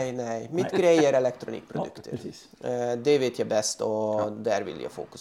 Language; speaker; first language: Swedish; non-native, fluent; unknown